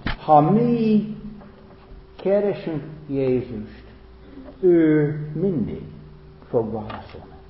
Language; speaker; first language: Hungarian; non-native, fluent; English